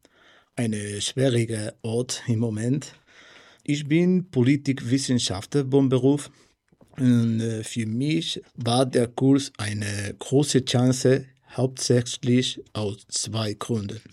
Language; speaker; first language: German; non-native, fluent; Spanish